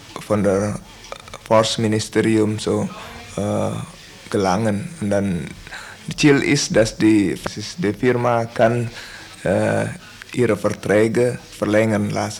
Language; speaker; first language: German; non-native, learner; Indonesian